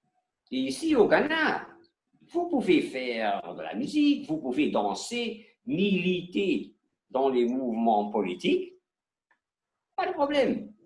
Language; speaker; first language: French; non-native, learner; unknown